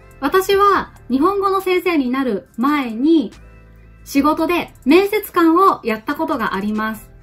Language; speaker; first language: Japanese; native; Japanese